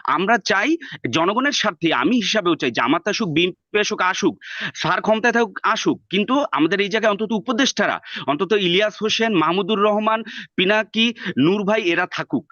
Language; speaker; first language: Bangla; native; Bangla